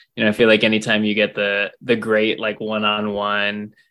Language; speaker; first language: English; native; English